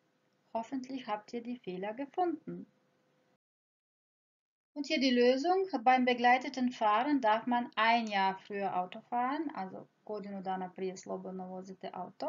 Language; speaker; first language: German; non-native, fluent; Croatian